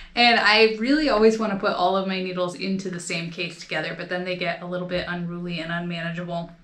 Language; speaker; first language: English; native; English